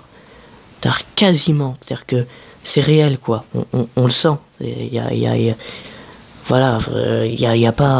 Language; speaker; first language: French; native; French